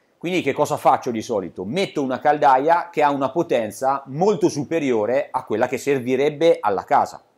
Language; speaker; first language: Italian; native; Italian